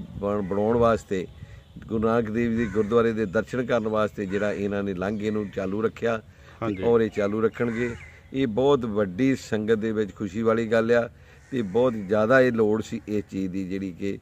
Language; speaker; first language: Punjabi; native; Punjabi